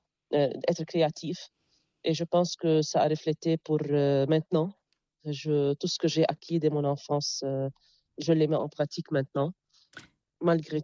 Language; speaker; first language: French; non-native, local second language; Arabic